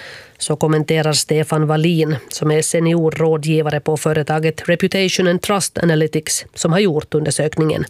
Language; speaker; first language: Swedish; native; Swedish